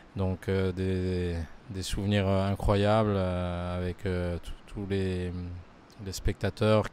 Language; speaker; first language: French; native; French